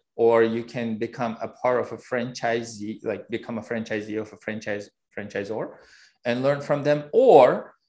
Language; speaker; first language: English; non-native, fluent; Uzbek